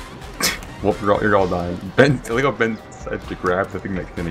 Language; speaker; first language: English; native; English